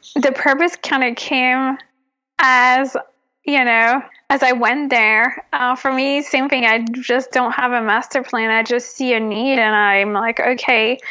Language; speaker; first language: English; non-native, fluent; French